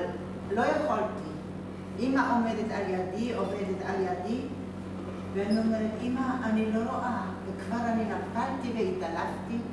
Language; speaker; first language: Hebrew; non-native, fluent; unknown